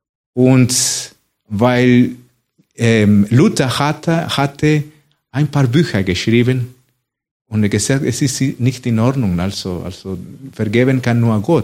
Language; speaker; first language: German; non-native, fluent; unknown